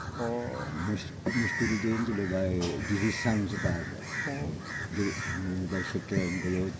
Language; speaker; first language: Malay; non-native, local second language; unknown